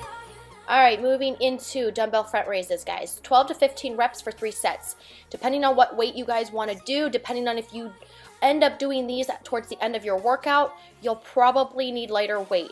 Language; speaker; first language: English; native; English